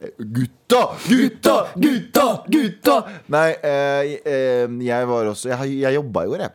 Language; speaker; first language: Norwegian; early bilingual, other home language; Kurdish